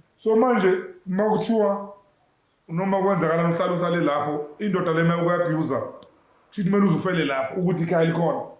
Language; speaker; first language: Zulu; native; Zulu